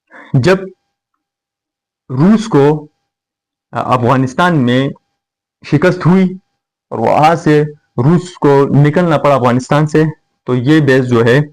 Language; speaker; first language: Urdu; non-native, fluent; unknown